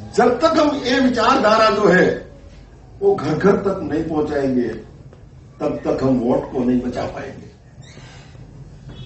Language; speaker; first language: Hindi; non-native, local second language; Gujarati